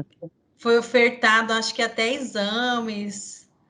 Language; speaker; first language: Portuguese; native; Portuguese